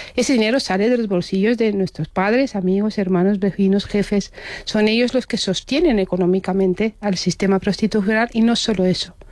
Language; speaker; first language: Spanish; non-native, fluent; Romanian